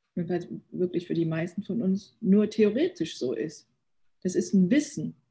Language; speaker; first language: German; early bilingual, other home language; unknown